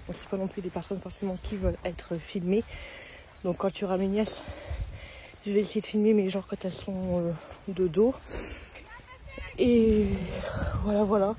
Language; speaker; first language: French; native; French